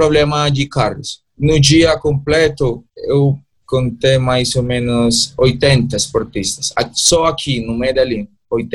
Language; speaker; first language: Portuguese; non-native, learner; Spanish